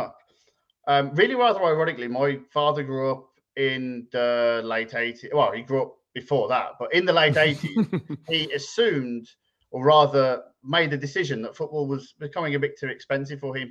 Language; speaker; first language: English; native; English